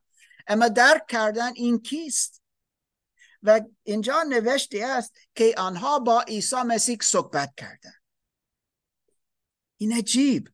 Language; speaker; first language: Persian; non-native, fluent; English